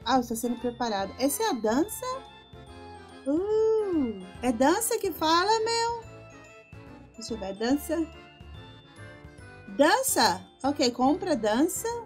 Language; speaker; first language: Portuguese; non-native, fluent; Spanish